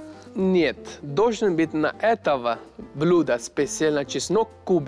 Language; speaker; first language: Russian; non-native, learner; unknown